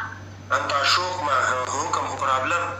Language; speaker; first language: Arabic; non-native, learner; Pashto